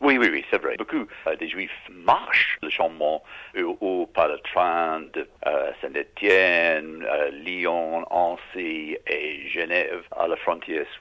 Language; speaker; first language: French; non-native, learner; English